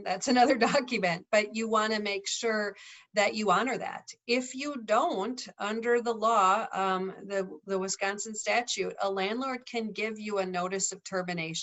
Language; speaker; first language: English; native; English